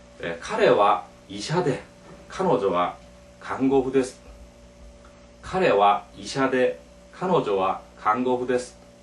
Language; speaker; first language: Japanese; non-native, fluent; Korean